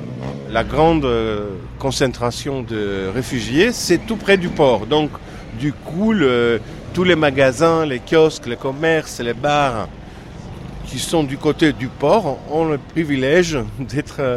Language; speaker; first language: French; non-native, fluent; Greek